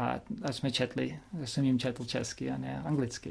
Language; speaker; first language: Czech; early bilingual, heritage; Czech